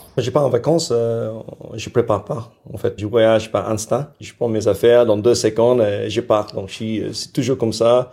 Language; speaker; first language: French; non-native, fluent; English